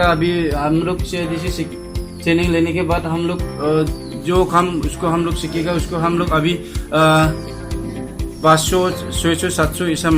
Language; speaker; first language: Hindi; non-native, local second language; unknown